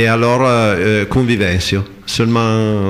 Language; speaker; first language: French; non-native, fluent; Italian